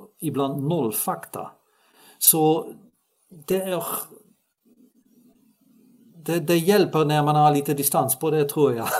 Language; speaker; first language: Swedish; non-native, fluent; Dutch